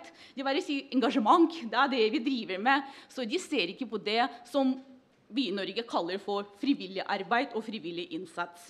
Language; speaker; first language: Norwegian; non-native, fluent; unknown